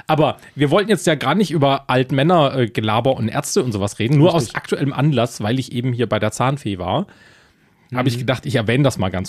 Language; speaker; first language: German; native; German